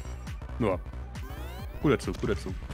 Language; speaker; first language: German; native; German